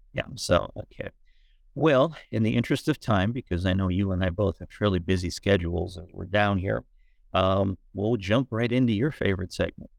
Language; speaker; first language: English; native; English